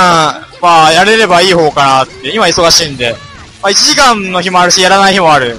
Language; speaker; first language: Japanese; native; Japanese